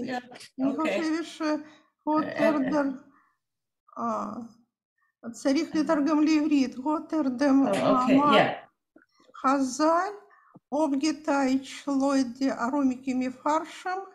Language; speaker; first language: Hebrew; non-native, fluent; Russian